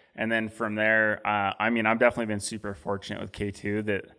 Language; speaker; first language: English; native; English